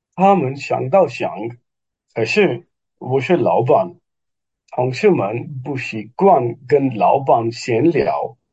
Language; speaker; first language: Chinese; non-native, fluent; Hindi